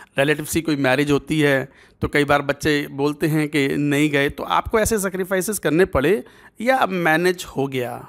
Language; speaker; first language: Hindi; native; Hindi